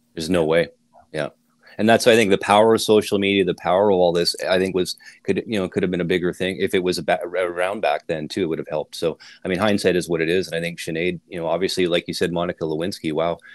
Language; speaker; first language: English; native; English